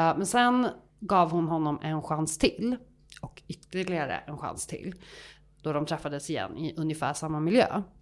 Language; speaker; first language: Swedish; native; Swedish